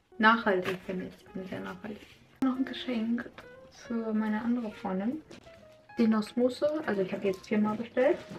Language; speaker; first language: German; native; German